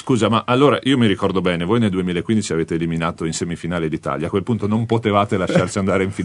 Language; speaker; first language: Italian; native; Italian